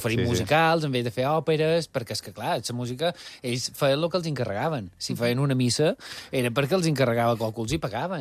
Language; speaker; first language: Catalan; native; Catalan